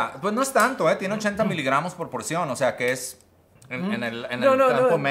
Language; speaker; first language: Spanish; native; Spanish